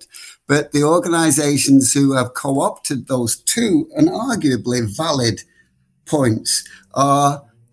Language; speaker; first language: English; native; English